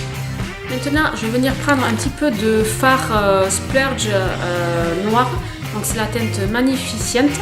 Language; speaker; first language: French; native; French